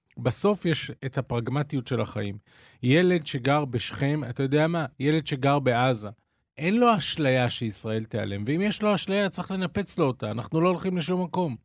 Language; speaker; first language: Hebrew; native; Hebrew